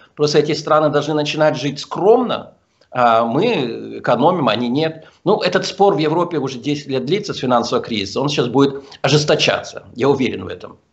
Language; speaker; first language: Russian; early bilingual, heritage; Russian